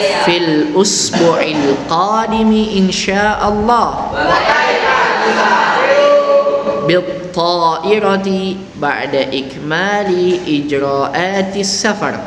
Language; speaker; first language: Arabic; non-native, fluent; Indonesian